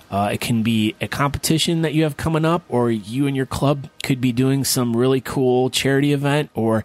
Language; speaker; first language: English; native; English